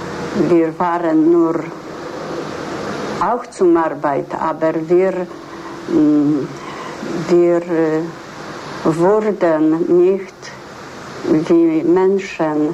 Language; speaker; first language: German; non-native, learner; Polish